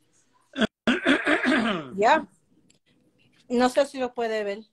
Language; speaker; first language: Spanish; early bilingual, heritage; Spanish